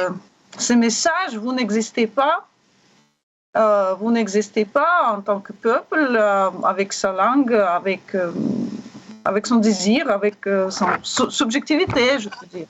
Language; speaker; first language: French; non-native, learner; Russian